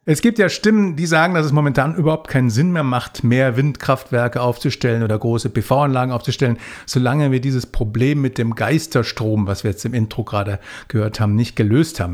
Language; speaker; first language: German; native; German